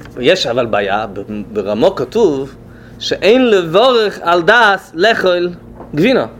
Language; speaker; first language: Hebrew; non-native, fluent; English